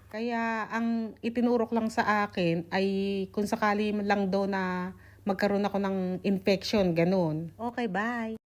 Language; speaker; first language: Filipino; native; Filipino